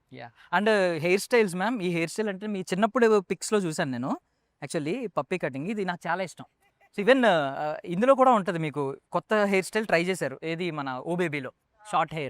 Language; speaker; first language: Telugu; native; Telugu